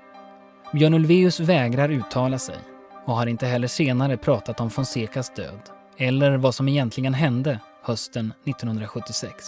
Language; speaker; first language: Swedish; native; Swedish